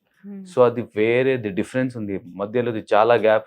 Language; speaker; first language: Telugu; non-native, learner; Hindi